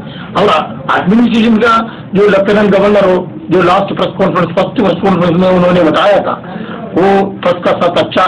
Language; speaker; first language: Hindi; non-native, local second language; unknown